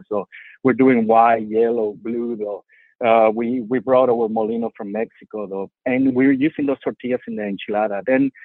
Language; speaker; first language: English; non-native, fluent; Spanish